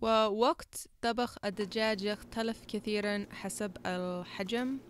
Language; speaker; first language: Arabic; non-native, learner; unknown